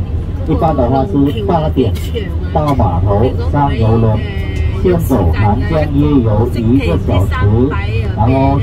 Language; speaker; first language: Chinese; non-native, fluent; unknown